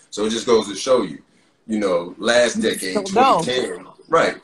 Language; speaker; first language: English; native; English